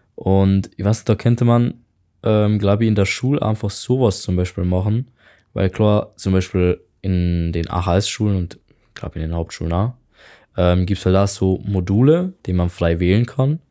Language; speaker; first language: German; non-native, fluent; Hungarian